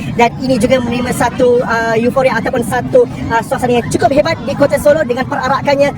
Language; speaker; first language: Malay; native; Malay